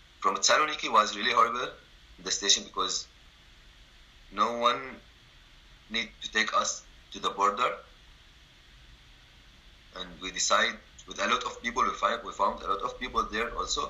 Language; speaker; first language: English; non-native, learner; Arabic